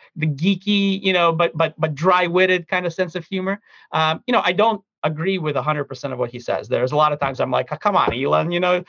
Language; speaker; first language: English; early bilingual, other home language; Russian